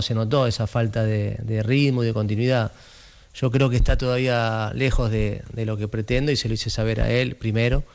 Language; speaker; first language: Spanish; native; Spanish